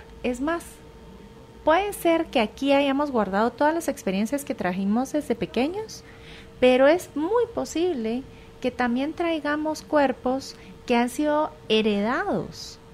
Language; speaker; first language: Spanish; native; Spanish